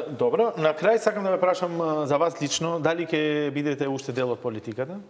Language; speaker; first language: Macedonian; non-native, local second language; Albanian